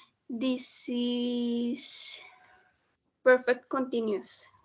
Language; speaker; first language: English; non-native, learner; Spanish